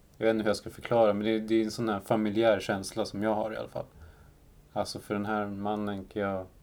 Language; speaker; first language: Swedish; early bilingual, other home language; Spanish